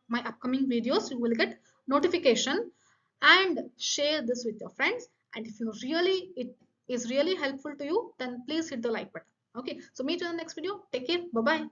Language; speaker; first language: English; non-native, local second language; Kannada